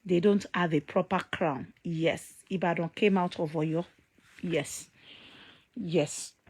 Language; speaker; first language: English; non-native, local second language; Yoruba